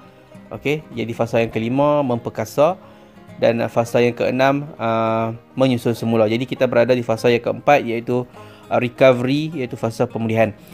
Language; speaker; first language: Malay; native; Malay